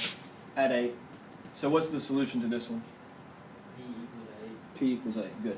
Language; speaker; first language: English; native; English